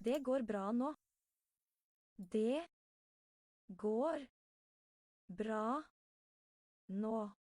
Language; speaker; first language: Norwegian; non-native, learner; English